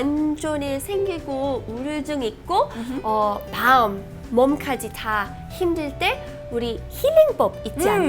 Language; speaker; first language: Korean; non-native, fluent; English